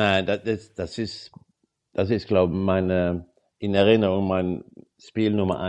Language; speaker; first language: German; non-native, learner; Swedish